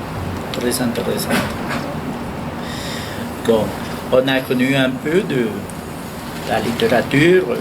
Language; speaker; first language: French; non-native, fluent; Spanish